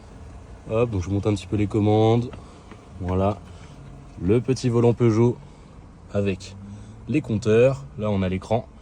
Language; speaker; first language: French; native; French